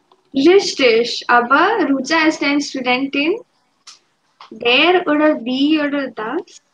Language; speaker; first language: German; non-native, fluent; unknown